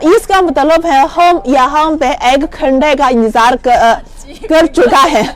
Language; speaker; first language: Hindi; non-native, learner; Chinese